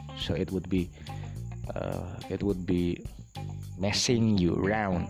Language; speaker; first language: English; non-native, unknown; Indonesian